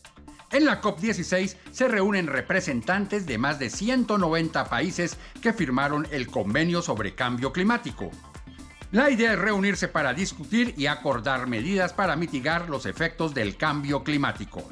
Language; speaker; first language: Spanish; native; Spanish